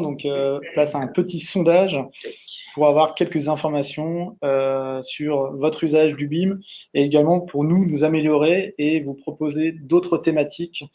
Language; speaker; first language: French; native; French